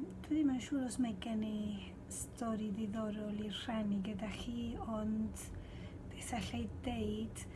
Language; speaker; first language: Welsh; non-native, fluent; Spanish